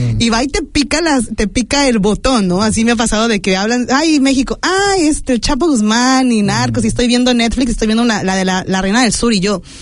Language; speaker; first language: Spanish; native; Spanish